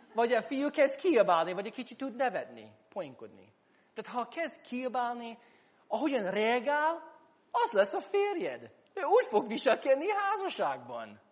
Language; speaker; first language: Hungarian; non-native, fluent; English